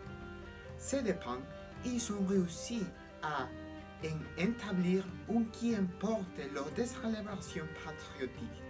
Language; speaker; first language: French; non-native, learner; Spanish